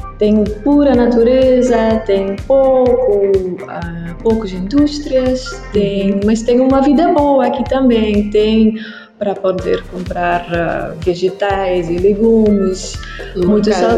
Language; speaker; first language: Portuguese; non-native, learner; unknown